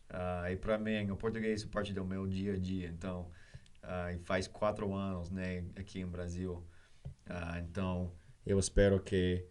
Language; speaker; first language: Portuguese; non-native, learner; English